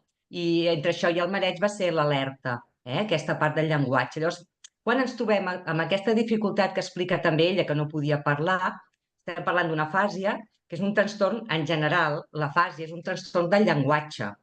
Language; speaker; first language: Catalan; native; Catalan